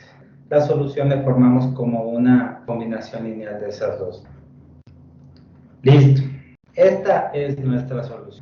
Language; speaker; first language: Spanish; native; Spanish